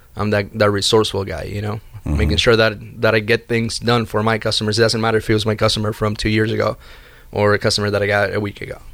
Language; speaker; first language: English; early bilingual, other home language; Spanish